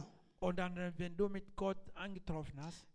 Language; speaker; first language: German; non-native, learner; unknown